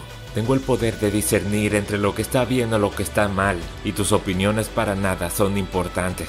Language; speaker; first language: Spanish; native; Spanish